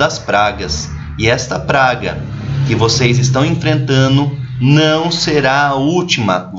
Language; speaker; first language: Portuguese; native; Portuguese